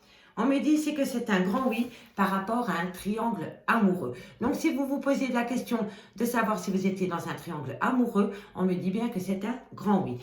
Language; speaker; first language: French; native; French